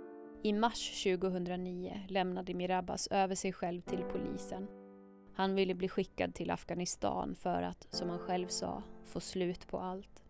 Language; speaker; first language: Swedish; native; Swedish